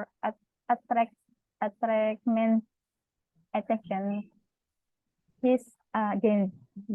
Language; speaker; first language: English; non-native, learner; Indonesian